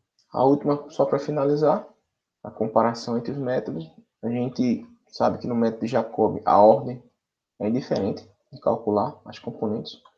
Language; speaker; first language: Portuguese; native; Portuguese